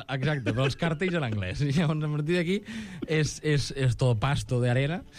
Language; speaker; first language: Catalan; native; Catalan